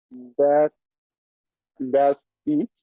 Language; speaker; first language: German; non-native, learner; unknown